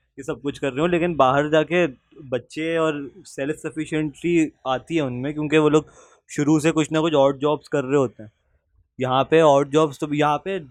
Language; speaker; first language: Urdu; native; Urdu